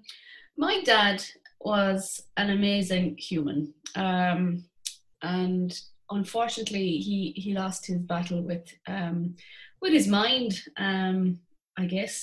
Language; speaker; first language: English; native; English